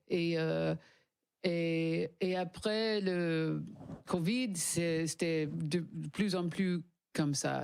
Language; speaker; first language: French; non-native, learner; English